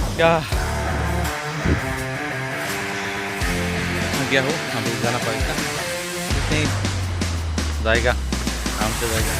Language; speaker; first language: Hindi; non-native, local second language; Assamese